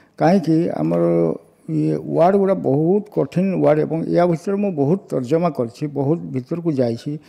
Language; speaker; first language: Odia; non-native, local second language; Santali